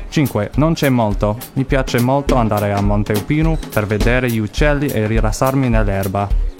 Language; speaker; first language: Italian; non-native, learner; English